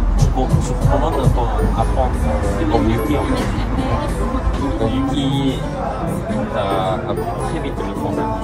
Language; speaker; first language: French; non-native, learner; Korean